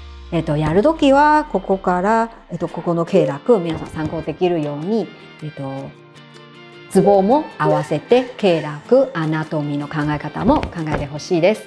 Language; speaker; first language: Japanese; non-native, fluent; Chinese